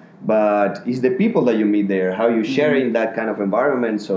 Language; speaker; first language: English; non-native, fluent; Spanish